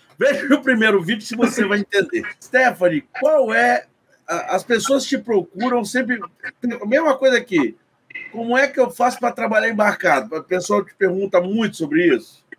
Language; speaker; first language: Portuguese; native; Portuguese